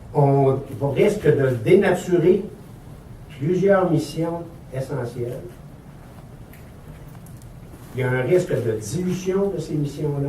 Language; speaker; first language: French; native; French